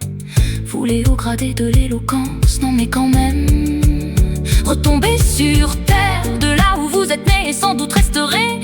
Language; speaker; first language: French; native; French